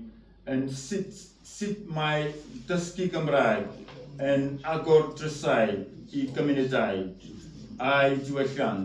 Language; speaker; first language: Welsh; non-native, fluent; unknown